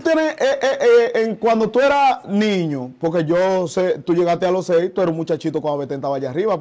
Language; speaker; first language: Spanish; native; Spanish